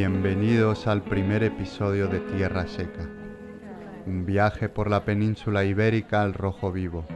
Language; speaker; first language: Spanish; native; Spanish